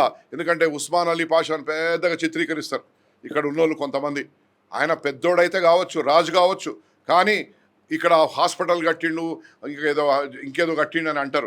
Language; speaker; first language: Telugu; native; Telugu